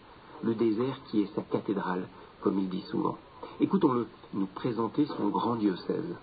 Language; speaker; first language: French; native; French